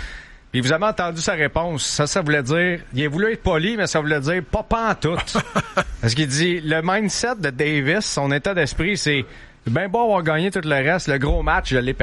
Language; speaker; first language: French; native; French